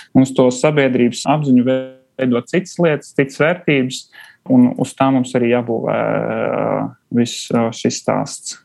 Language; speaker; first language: Latvian; non-native, local second language; Russian